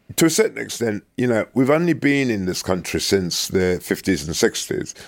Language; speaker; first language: English; native; English